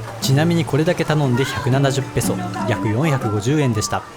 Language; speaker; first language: Japanese; native; Japanese